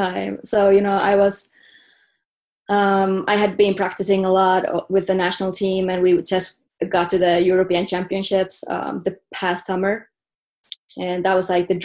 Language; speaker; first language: English; non-native, fluent; Finnish